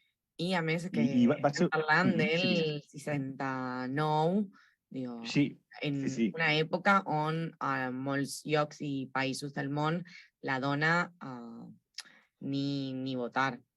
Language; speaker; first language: Catalan; non-native, local second language; Spanish